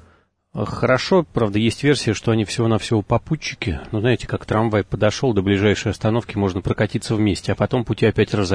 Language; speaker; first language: Russian; native; Russian